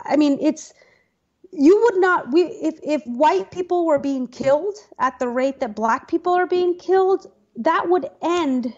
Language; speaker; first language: English; native; English